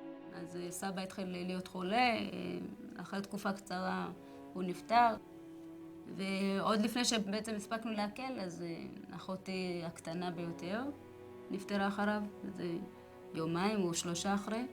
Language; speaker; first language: Hebrew; early bilingual, other home language; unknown